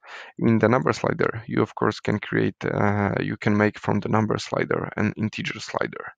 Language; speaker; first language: English; non-native, fluent; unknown